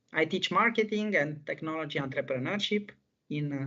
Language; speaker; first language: English; non-native, fluent; Romanian